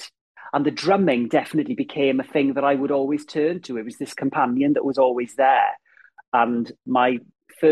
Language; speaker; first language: English; native; English